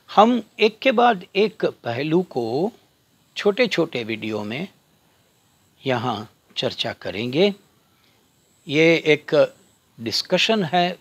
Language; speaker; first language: Hindi; non-native, local second language; Gujarati